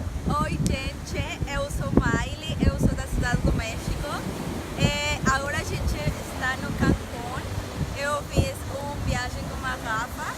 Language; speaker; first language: Portuguese; non-native, fluent; Spanish